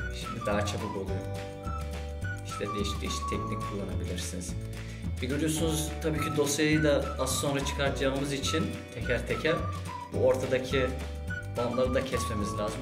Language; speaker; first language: Turkish; early bilingual, heritage; Turkish